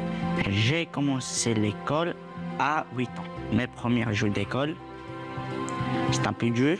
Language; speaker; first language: French; early bilingual, other home language; Romanian